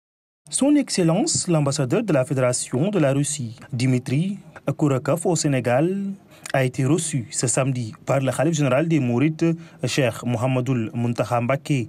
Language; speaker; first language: French; non-native, local second language; Wolof